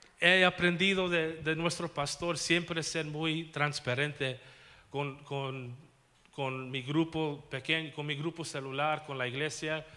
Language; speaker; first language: Spanish; early bilingual, heritage; Spanish